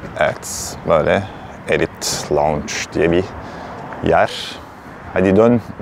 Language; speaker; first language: Turkish; native; Turkish